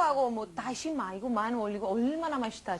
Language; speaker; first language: Korean; non-native, learner; Romanian